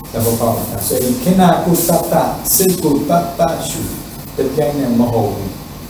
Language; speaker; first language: Burmese; non-native, fluent; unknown